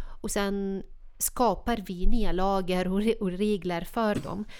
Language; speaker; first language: Swedish; non-native, fluent; Arabic